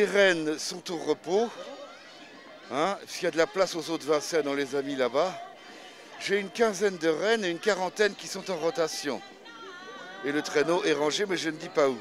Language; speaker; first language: French; native; French